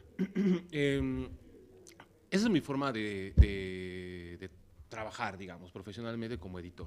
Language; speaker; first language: Spanish; native; Spanish